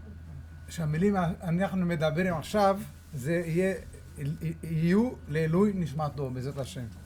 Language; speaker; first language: Hebrew; non-native, fluent; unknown